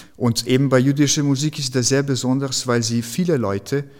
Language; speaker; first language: German; non-native, fluent; Slovenian